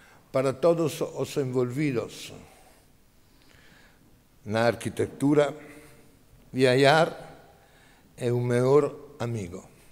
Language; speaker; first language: Portuguese; non-native, learner; Italian